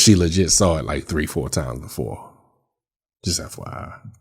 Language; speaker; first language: English; native; English